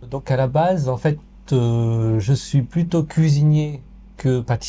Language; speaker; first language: French; native; French